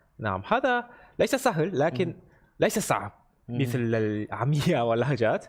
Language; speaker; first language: Arabic; non-native, learner; Korean